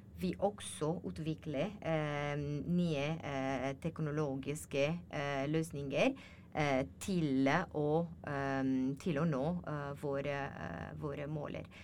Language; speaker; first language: Norwegian; non-native, learner; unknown